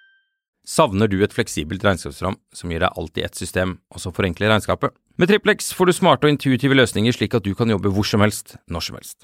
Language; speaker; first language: Norwegian; native; Norwegian